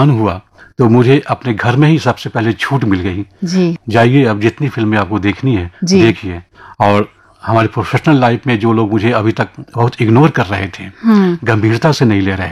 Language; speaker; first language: Hindi; native; Hindi